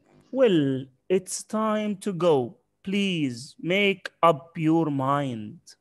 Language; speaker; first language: English; non-native, fluent; Arabic